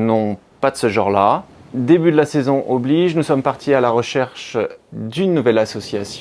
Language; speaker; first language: French; native; French